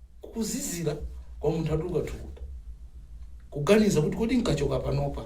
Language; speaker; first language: Nyanja; non-native, local second language; Tumbuka